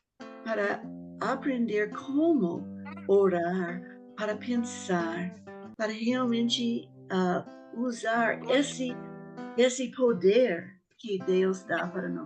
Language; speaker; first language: Portuguese; non-native, fluent; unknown